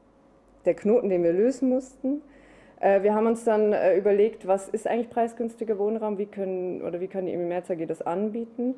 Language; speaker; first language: German; native; German